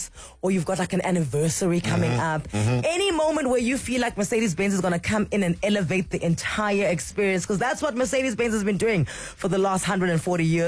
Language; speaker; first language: English; non-native, local second language; Xhosa